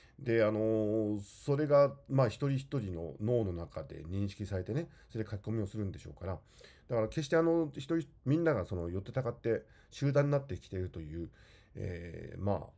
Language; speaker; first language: Japanese; native; Japanese